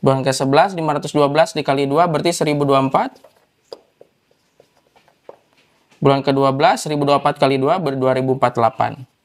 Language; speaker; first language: Indonesian; native; Indonesian